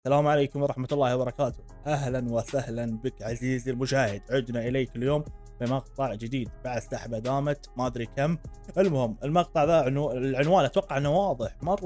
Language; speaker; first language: Arabic; native; Arabic